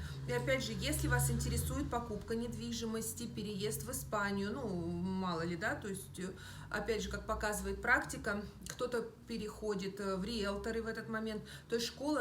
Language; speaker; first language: Russian; native; Russian